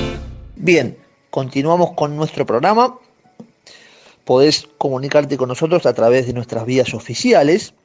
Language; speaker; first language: Spanish; native; Spanish